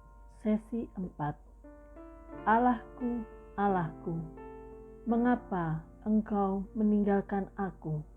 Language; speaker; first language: Indonesian; native; Indonesian